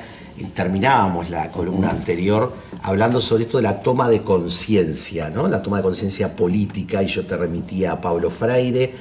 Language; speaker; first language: Spanish; native; Spanish